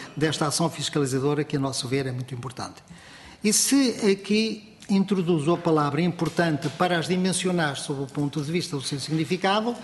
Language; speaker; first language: Portuguese; native; Portuguese